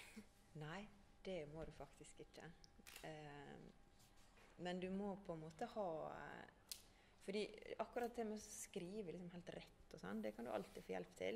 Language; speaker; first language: Norwegian; native; Norwegian